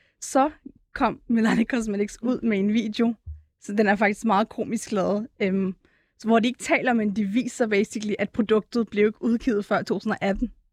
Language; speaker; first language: Danish; early bilingual, other home language; Turkish